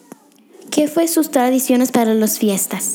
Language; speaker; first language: Spanish; non-native, learner; English